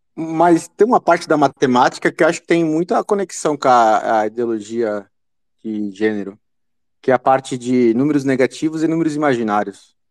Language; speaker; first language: Portuguese; native; Portuguese